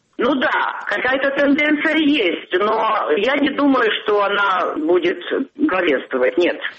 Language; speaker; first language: Russian; non-native, local second language; Ossetic